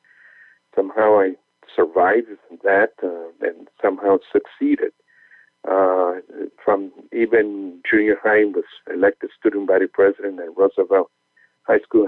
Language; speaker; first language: English; early bilingual, other home language; Spanish